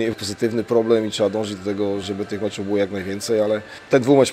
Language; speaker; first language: Polish; native; Polish